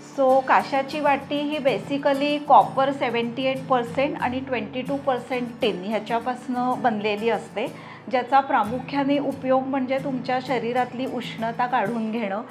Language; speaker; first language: Marathi; native; Marathi